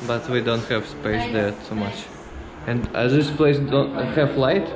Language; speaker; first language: English; non-native, learner; Russian